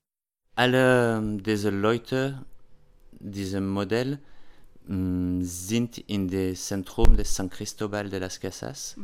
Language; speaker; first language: German; non-native, learner; French